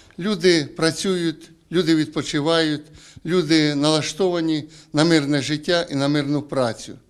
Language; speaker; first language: Ukrainian; native; Ukrainian